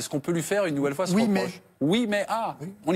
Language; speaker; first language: French; native; French